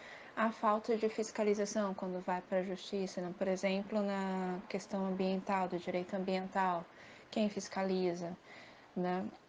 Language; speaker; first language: Portuguese; native; Portuguese